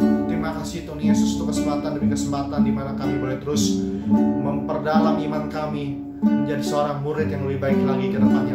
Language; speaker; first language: Indonesian; native; Indonesian